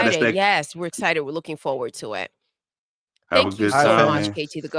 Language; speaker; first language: English; native; English